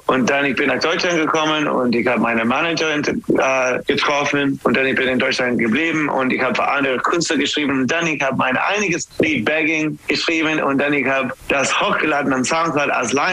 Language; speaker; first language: German; non-native, learner; English